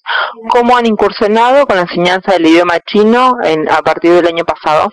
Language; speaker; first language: Spanish; native; Spanish